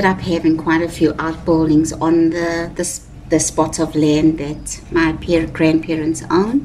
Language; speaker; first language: English; native; English